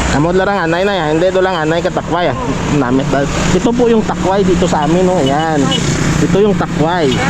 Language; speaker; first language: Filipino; non-native, local second language; Hiligaynon